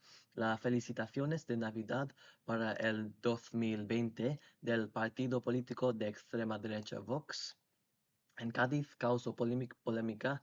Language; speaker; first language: Spanish; non-native, learner; English